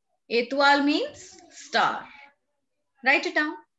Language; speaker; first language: English; non-native, local second language; Hindi